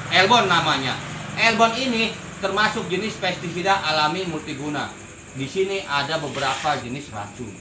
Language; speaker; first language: Indonesian; non-native, local second language; Javanese